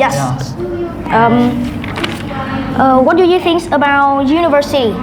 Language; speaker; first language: English; non-native, learner; Vietnamese